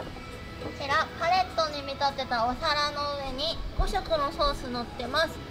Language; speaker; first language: Japanese; native; Japanese